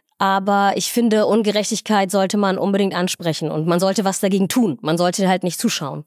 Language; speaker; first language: German; early bilingual, other home language; Somali